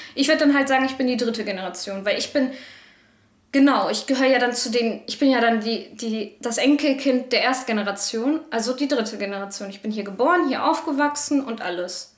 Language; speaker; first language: German; native; German